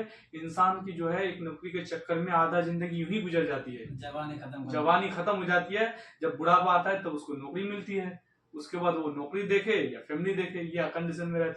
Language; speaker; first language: Hindi; native; Hindi